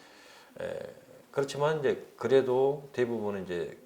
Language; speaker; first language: Korean; native; Korean